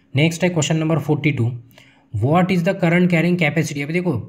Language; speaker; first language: Hindi; non-native, local second language; Marathi